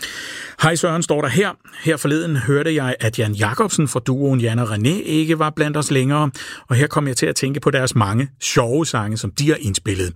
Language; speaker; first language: Danish; native; Danish